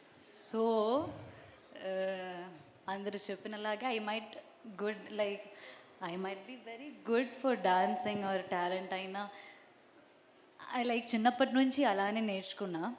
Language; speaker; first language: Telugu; non-native, local second language; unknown